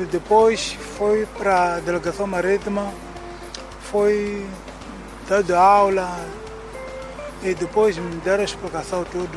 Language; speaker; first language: Portuguese; non-native, local second language; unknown